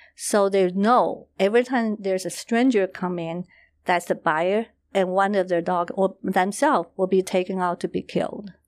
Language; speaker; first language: English; non-native, fluent; Chinese